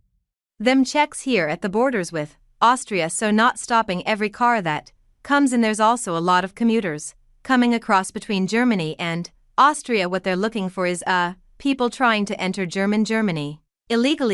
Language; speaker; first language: English; non-native, fluent; German